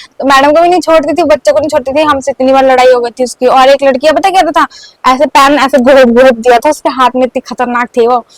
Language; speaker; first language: Hindi; non-native, local second language; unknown